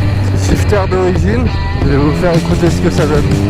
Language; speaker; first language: French; native; French